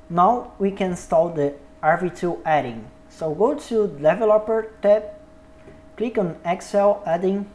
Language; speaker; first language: English; non-native, learner; Portuguese